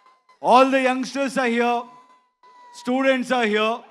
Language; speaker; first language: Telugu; non-native, learner; Kannada